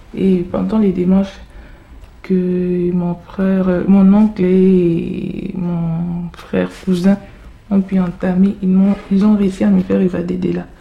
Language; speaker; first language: French; non-native, local second language; Lingala